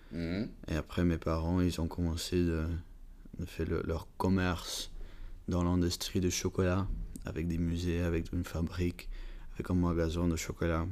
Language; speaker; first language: French; non-native, learner; Dutch